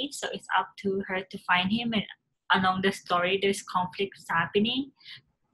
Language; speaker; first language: English; non-native, local second language; Filipino